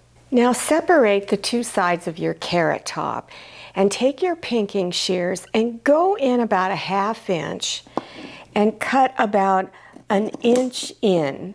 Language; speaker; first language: English; native; English